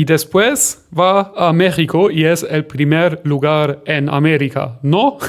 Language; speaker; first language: Spanish; non-native, fluent; German